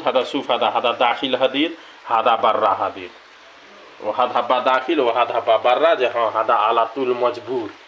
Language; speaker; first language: Arabic; non-native, learner; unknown